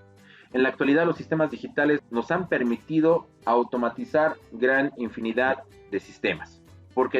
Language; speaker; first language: Spanish; native; Spanish